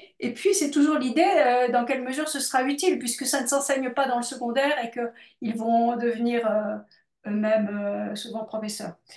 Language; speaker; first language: French; native; French